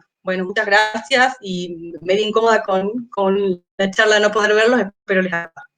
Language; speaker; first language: Spanish; native; Spanish